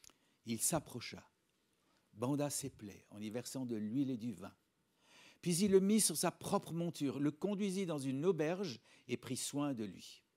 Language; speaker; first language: French; native; French